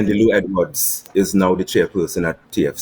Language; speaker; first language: English; native; English